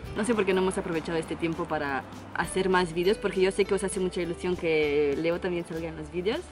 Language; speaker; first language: Spanish; non-native, fluent; Romanian